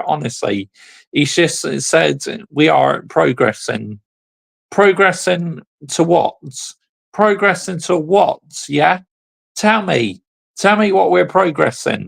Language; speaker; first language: English; native; English